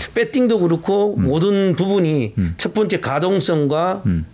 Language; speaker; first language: Korean; native; Korean